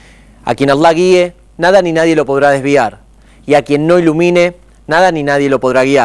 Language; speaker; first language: Spanish; native; Spanish